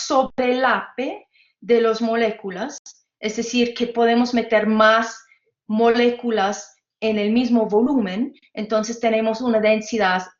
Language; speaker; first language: Spanish; non-native, fluent; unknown